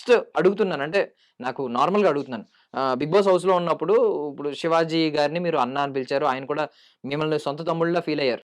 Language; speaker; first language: Telugu; native; Telugu